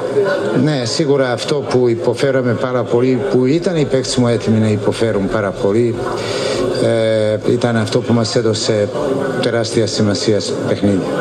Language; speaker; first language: Greek; non-native, fluent; Serbian